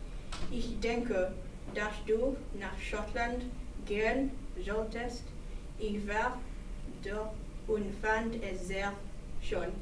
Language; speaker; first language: German; non-native, learner; English